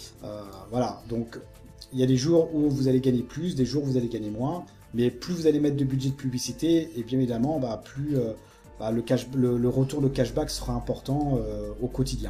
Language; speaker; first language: French; native; French